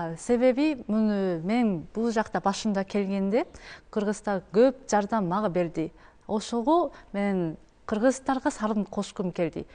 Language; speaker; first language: Kyrgyz; non-native, learner; Japanese